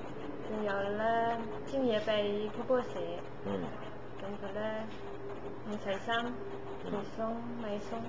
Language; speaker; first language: Cantonese; non-native, learner; Indonesian